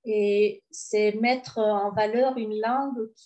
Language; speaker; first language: French; early bilingual, heritage; French